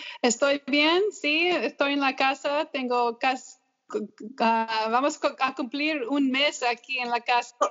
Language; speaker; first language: Spanish; early bilingual, heritage; English